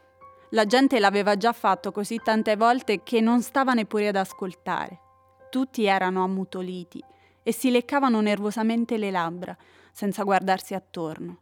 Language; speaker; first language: Italian; native; Italian